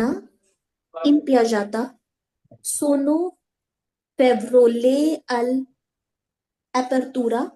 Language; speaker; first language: Italian; non-native, learner; Hindi